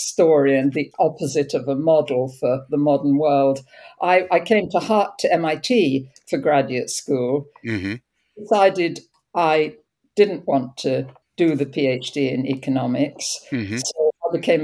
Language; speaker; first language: English; native; English